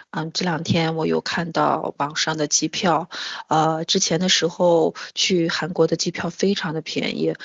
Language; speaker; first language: Chinese; native; Chinese